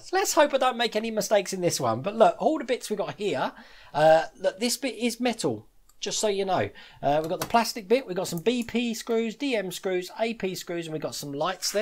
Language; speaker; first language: English; native; English